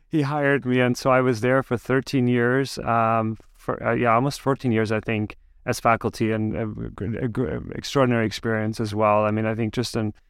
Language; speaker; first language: English; early bilingual, other home language; German